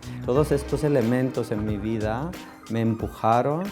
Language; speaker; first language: Spanish; non-native, fluent; Greek